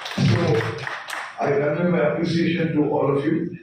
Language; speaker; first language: English; non-native, local second language; Telugu